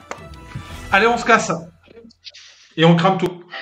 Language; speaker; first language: French; native; French